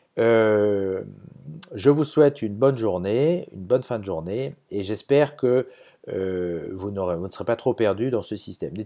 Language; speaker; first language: French; native; French